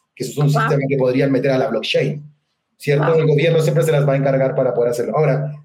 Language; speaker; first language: Spanish; native; Spanish